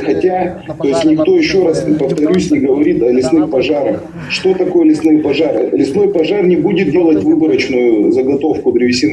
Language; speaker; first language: Russian; native; Russian